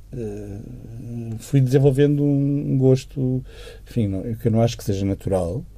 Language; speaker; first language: Portuguese; native; Portuguese